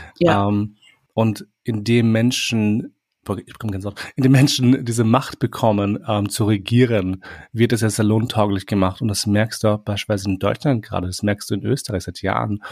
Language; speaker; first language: German; early bilingual, other home language; Albanian